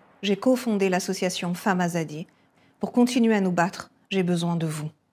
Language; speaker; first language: French; native; French